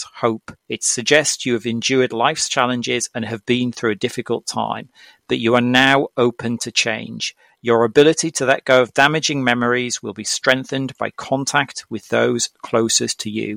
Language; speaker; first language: English; native; English